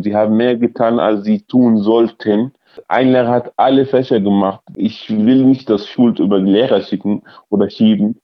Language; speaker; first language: German; early bilingual, other home language; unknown